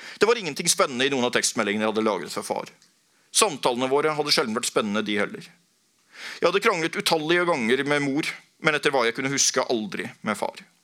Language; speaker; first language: Norwegian; native; Norwegian